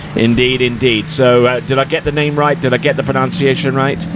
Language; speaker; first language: English; native; English